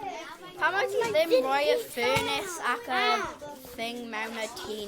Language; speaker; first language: Welsh; non-native, local second language; English